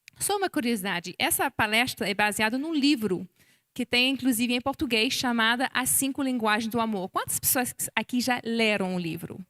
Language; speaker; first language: Portuguese; non-native, fluent; English